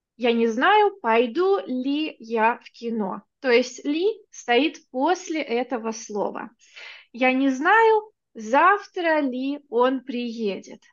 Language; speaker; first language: Russian; native; Russian